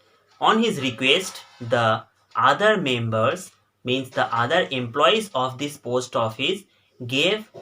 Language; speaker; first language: English; non-native, local second language; Bangla